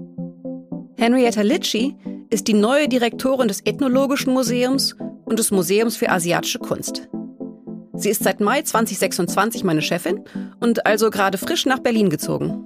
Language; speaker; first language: German; native; German